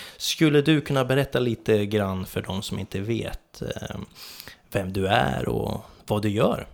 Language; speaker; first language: Swedish; native; Swedish